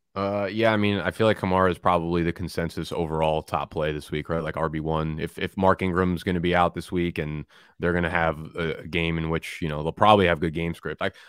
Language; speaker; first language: English; native; English